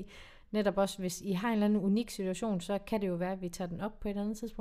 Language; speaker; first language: Danish; native; Danish